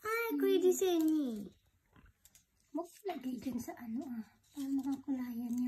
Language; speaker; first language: Italian; non-native, learner; Filipino